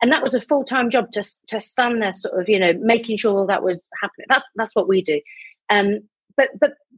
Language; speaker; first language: English; native; English